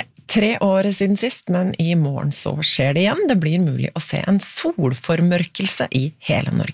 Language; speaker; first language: Norwegian; native; Norwegian